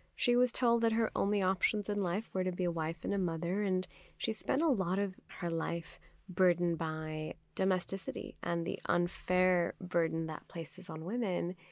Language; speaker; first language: English; non-native, local second language; Urdu